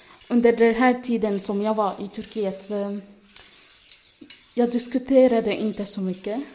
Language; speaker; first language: Swedish; non-native, fluent; Arabic